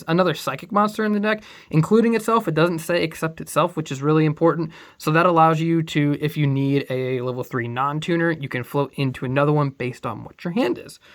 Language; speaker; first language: English; native; English